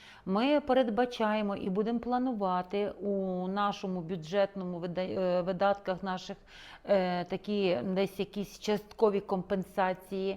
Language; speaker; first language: Ukrainian; native; Ukrainian